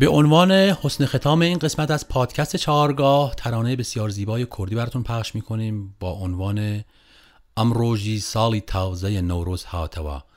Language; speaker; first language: Persian; non-native, local second language; Kurdish